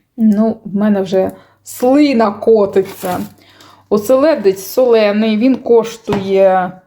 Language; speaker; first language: Ukrainian; non-native, local second language; Russian